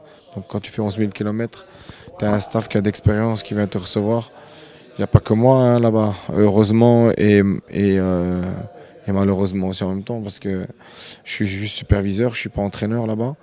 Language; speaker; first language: French; early bilingual, other home language; Arabic